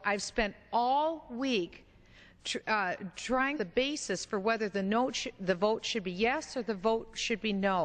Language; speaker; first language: English; native; English